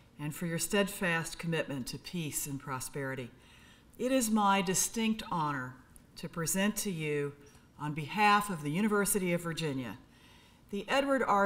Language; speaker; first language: English; native; English